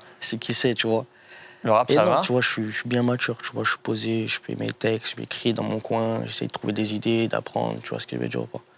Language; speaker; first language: French; native; French